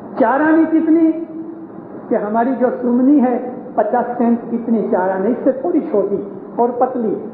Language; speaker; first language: Urdu; non-native, local second language; Punjabi